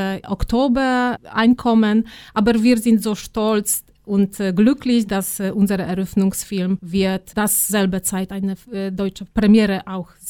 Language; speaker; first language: German; non-native, fluent; Polish